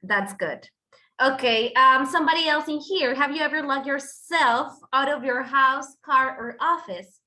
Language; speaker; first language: English; non-native, fluent; Spanish